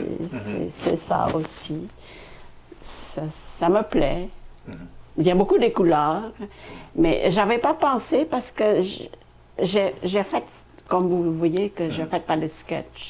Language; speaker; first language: French; non-native, fluent; Khmer